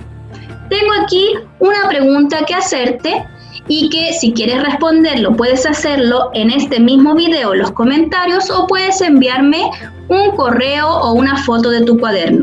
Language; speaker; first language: Spanish; native; Spanish